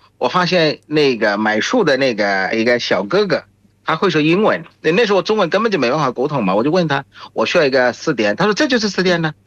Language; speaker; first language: Chinese; non-native, fluent; Bangla